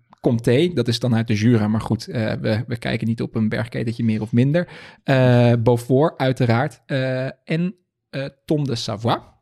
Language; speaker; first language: Dutch; native; Dutch